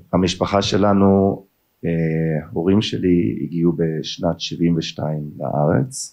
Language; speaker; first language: Hebrew; early bilingual, other home language; German